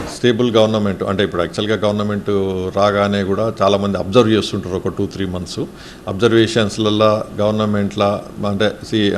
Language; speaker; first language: Telugu; native; Telugu